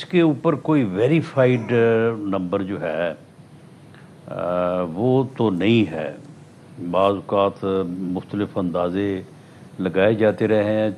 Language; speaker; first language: Urdu; non-native, local second language; Punjabi